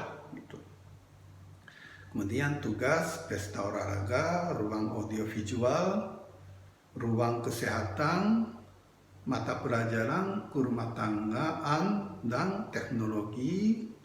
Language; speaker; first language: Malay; non-native, fluent; Japanese